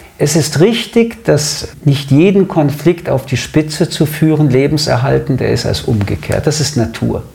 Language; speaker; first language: German; early bilingual, other home language; French